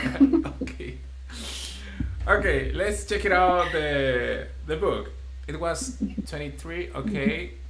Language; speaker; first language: English; non-native, fluent; Spanish